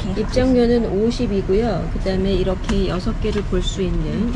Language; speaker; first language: Korean; native; Korean